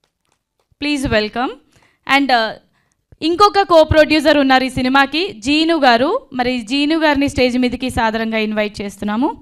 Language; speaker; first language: Telugu; native; Telugu